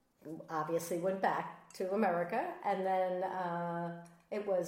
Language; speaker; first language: English; native; English